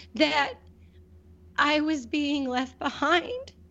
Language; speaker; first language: English; native; English